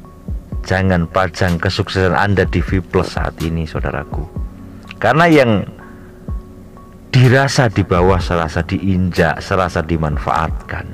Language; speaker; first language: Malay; non-native, local second language; Javanese